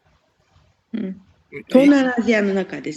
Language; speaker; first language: Japanese; non-native, fluent; Vietnamese